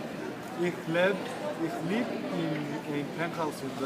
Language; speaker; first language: German; non-native, learner; Spanish